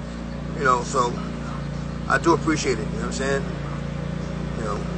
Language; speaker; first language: English; native; English